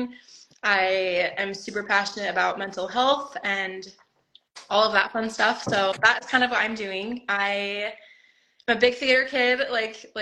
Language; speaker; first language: English; native; English